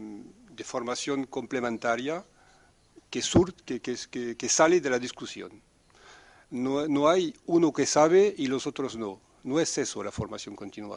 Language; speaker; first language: Spanish; non-native, fluent; French